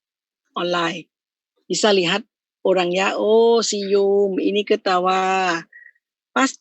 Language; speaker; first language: Indonesian; non-native, fluent; Thai